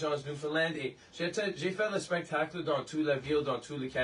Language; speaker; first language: French; non-native, learner; English